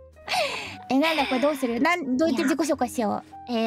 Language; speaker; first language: Japanese; native; Japanese